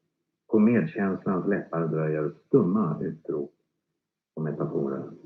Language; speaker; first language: Swedish; native; Swedish